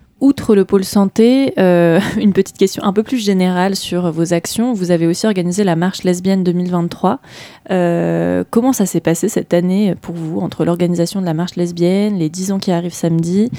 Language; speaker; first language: French; native; French